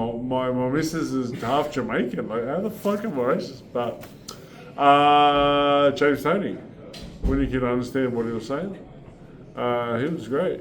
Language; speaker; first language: English; native; English